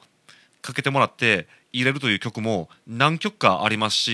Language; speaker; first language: Japanese; native; Japanese